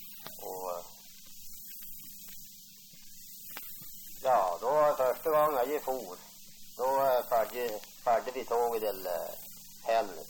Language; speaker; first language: Swedish; native; Swedish